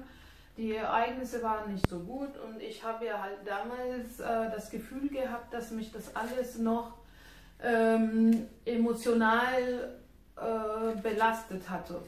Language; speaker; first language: German; non-native, fluent; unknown